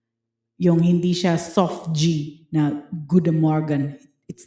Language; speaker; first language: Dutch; non-native, fluent; Filipino